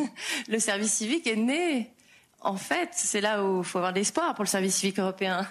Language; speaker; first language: French; native; French